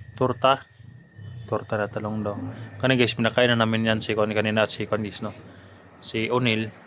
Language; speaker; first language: Filipino; non-native, local second language; Cebuano